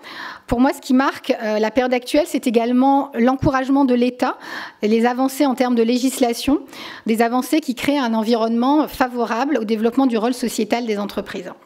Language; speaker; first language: French; native; French